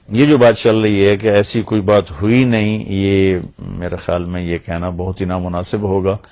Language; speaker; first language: Urdu; non-native, local second language; Punjabi